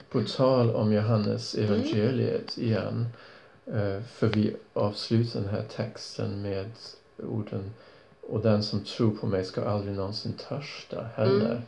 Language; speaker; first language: Swedish; non-native, fluent; English